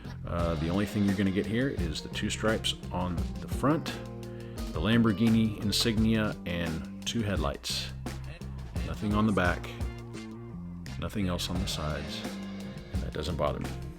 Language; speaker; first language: English; native; English